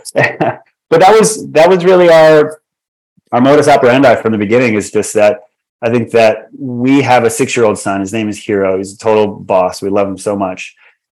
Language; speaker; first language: English; native; English